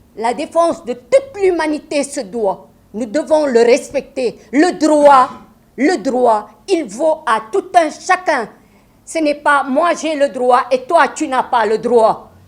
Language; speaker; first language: French; non-native, local second language; Wolof